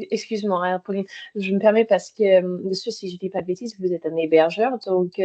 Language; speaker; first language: French; native; French